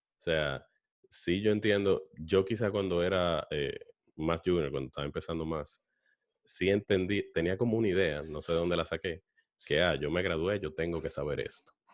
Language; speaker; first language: Spanish; native; Spanish